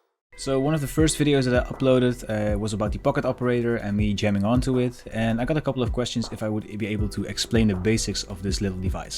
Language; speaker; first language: English; non-native, fluent; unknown